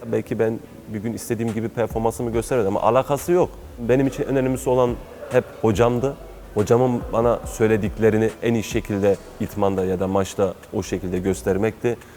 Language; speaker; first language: Turkish; early bilingual, heritage; Turkish